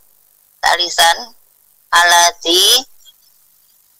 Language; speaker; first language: Arabic; non-native, learner; Indonesian